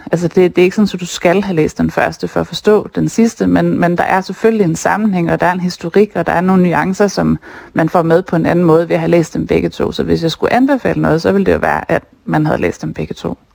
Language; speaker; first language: Danish; native; Danish